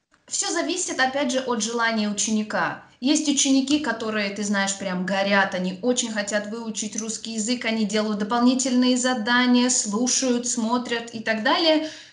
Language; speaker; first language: Russian; native; Russian